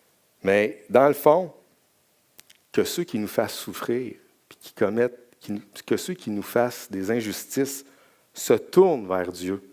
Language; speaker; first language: French; native; French